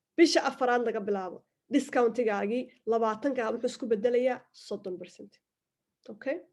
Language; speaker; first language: Somali; early bilingual, heritage; Somali